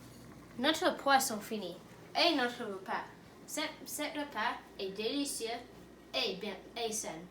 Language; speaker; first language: French; non-native, learner; English